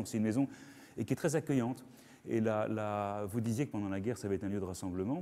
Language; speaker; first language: French; native; French